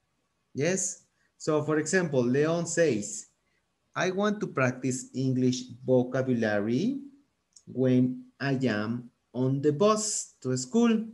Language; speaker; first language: English; non-native, fluent; Spanish